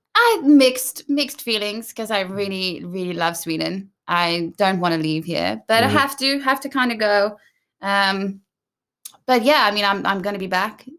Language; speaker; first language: English; native; English